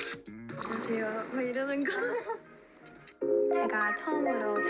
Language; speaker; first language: Korean; non-native, fluent; Japanese